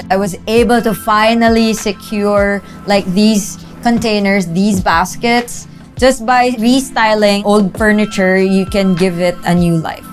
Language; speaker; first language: English; non-native, local second language; Filipino